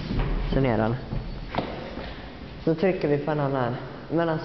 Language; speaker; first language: Swedish; native; Swedish